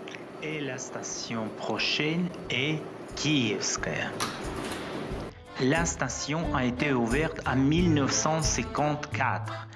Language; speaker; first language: French; non-native, fluent; Russian